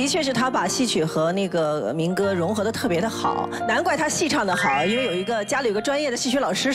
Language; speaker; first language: Chinese; native; Chinese